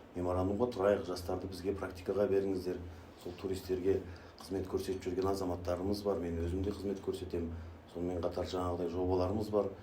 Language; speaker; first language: Kazakh; native; Kazakh